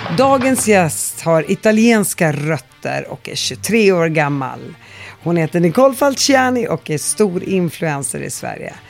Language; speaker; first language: Swedish; early bilingual, other home language; Arabic